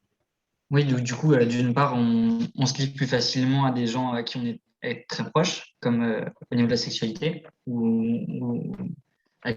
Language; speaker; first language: French; native; French